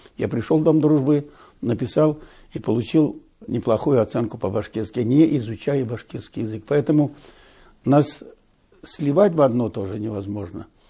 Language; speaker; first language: Russian; non-native, local second language; Tatar